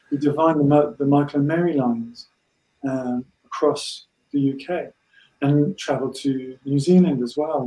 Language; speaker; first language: English; native; English